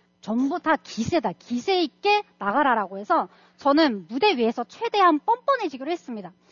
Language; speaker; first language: Korean; non-native, fluent; Russian